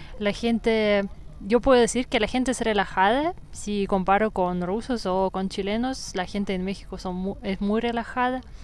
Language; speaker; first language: Spanish; non-native, fluent; Russian